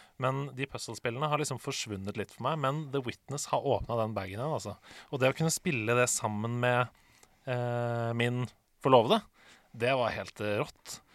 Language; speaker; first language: Norwegian; native; Norwegian